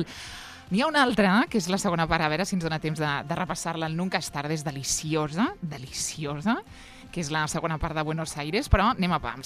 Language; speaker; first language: Catalan; native; Catalan